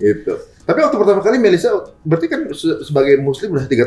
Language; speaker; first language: Indonesian; native; Indonesian